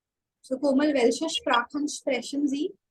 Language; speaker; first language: German; non-native, fluent; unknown